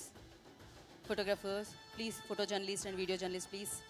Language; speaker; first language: Telugu; native; Telugu